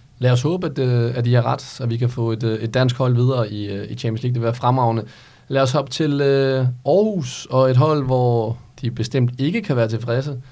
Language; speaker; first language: Danish; early bilingual, other home language; Serbian